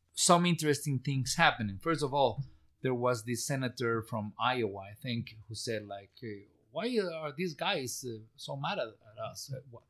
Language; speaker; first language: English; non-native, fluent; Spanish